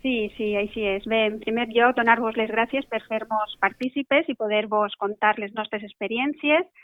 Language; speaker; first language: Catalan; native; Catalan